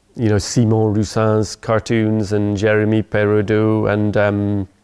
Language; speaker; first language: English; native; English